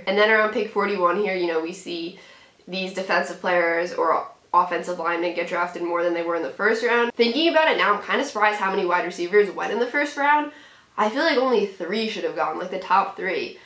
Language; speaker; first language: English; native; English